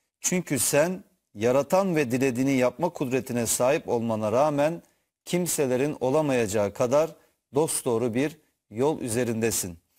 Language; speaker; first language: Turkish; native; Turkish